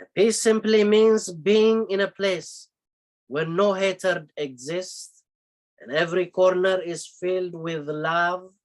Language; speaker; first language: English; non-native, local second language; Amharic